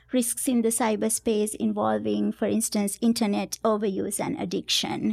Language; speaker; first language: English; non-native, local second language; Sinhala